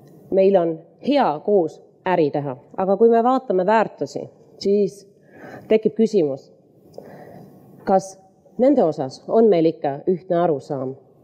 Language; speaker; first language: Estonian; early bilingual, heritage; Estonian